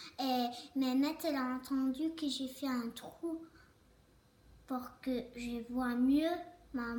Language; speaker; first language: French; early bilingual, other home language; Turkish